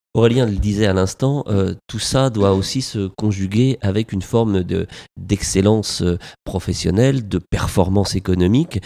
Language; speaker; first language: French; native; French